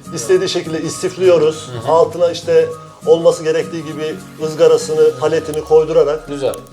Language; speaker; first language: Turkish; native; Turkish